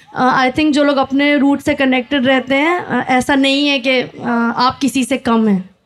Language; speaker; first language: Hindi; native; Hindi